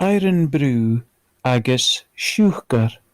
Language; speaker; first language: Irish; non-native, learner; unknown